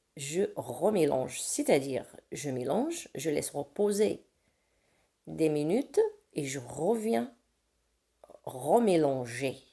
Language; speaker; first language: French; non-native, local second language; Arabic